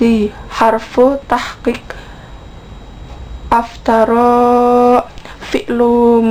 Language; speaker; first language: Arabic; non-native, learner; Indonesian